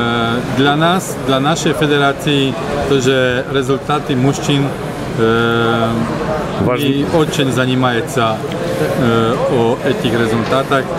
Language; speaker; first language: Russian; non-native, learner; Slovak